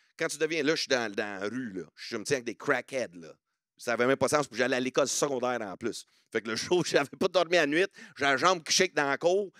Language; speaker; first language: French; non-native, local second language; English